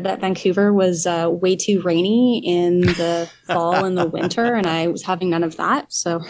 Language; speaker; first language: English; native; English